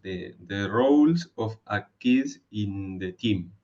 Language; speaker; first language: English; non-native, learner; Spanish